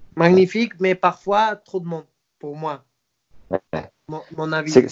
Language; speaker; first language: French; non-native, fluent; Spanish